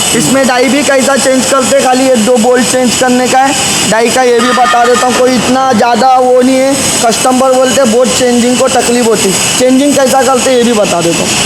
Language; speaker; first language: Hindi; native; Hindi